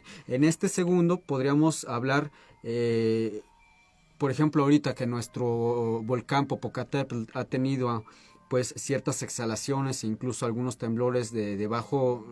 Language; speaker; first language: Spanish; native; Spanish